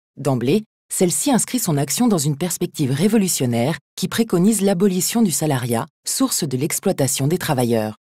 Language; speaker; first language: French; native; French